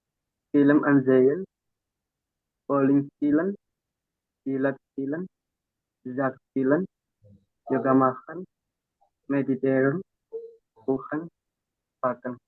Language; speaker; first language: German; non-native, learner; Indonesian